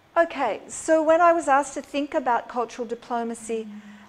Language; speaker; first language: English; native; English